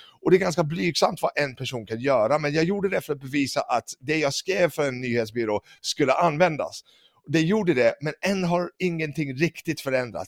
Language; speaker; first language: Swedish; non-native, fluent; English